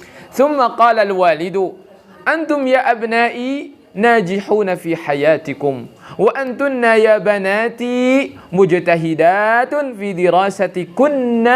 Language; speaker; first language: Arabic; non-native, fluent; Indonesian